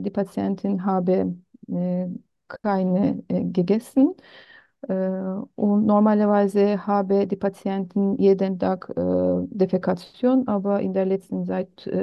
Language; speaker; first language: German; non-native, learner; Turkish